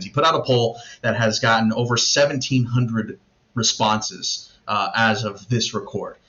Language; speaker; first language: English; native; English